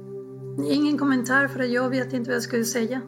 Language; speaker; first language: Swedish; non-native, fluent; Spanish